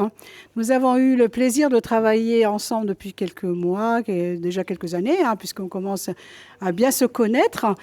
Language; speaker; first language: French; native; French